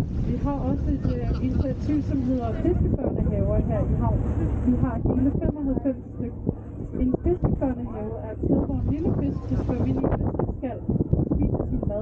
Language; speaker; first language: Danish; native; Danish